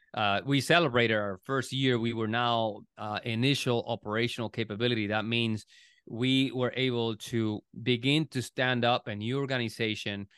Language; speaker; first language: English; non-native, fluent; Spanish